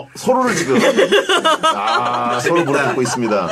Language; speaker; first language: Korean; native; Korean